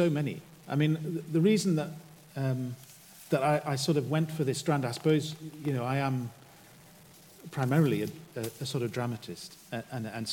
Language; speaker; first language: English; native; English